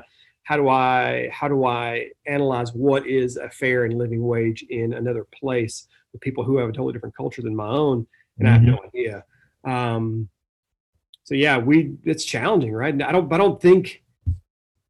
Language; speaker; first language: English; native; English